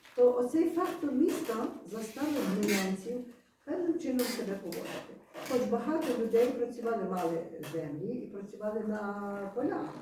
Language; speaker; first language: Ukrainian; native; Ukrainian